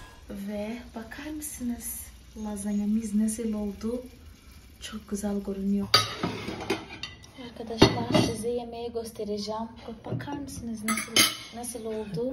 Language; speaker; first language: Turkish; non-native, fluent; Portuguese